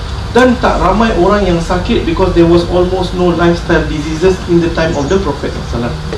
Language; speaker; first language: English; non-native, local second language; Malay